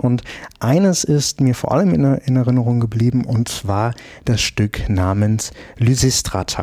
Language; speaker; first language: German; native; German